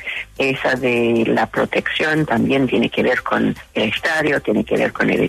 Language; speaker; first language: Spanish; non-native, fluent; English